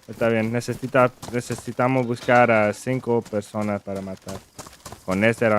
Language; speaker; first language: Spanish; non-native, learner; English